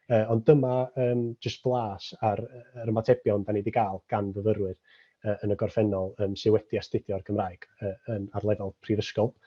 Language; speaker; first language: Welsh; native; Welsh